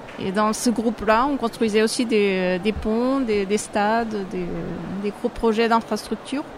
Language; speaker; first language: French; non-native, fluent; Portuguese